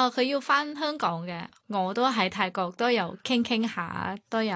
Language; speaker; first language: Cantonese; non-native, fluent; Thai